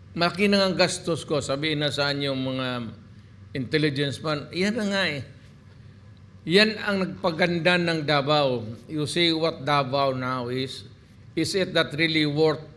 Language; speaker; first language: Filipino; non-native, local second language; Cebuano